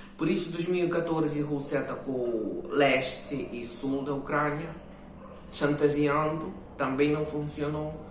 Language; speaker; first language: Portuguese; non-native, fluent; Ukrainian